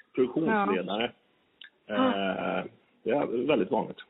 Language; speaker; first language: Swedish; native; Swedish